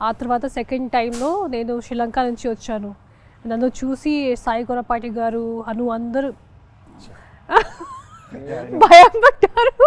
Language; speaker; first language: Telugu; non-native, fluent; Hindi